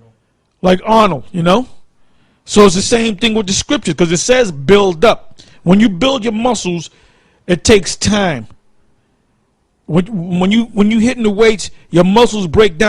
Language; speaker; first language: English; native; English